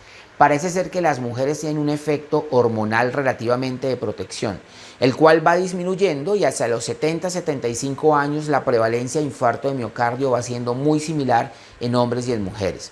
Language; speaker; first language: Spanish; native; Spanish